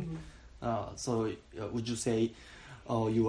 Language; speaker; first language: English; non-native, learner; Japanese